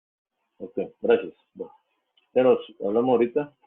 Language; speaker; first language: Spanish; native; Spanish